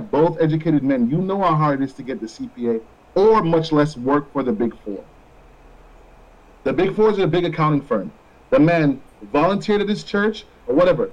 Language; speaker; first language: English; non-native, local second language; Jamaican Creole English